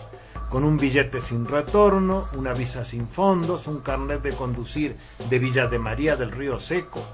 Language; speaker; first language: Spanish; native; Spanish